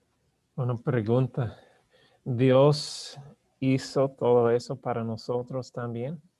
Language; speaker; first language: Spanish; non-native, learner; English